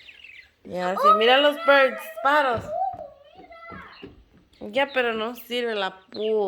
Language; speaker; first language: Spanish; early bilingual, heritage; Spanish